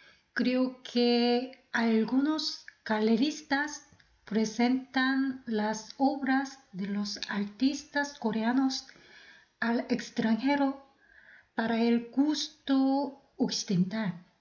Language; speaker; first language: Spanish; non-native, fluent; Korean